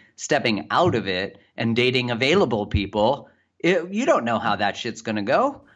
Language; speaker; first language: English; native; English